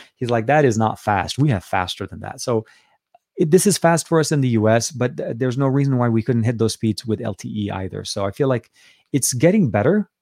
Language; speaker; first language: English; non-native, fluent; Arabic